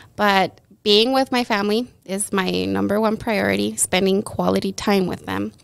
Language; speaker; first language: English; early bilingual, other home language; Spanish